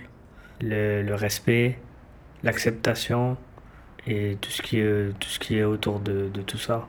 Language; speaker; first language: French; native; French